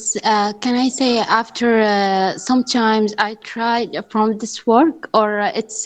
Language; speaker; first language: English; non-native, learner; Arabic